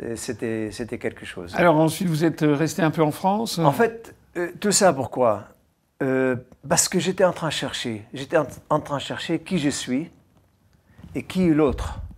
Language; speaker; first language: French; non-native, fluent; Arabic